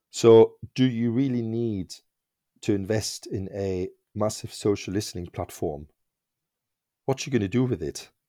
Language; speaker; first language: English; non-native, fluent; German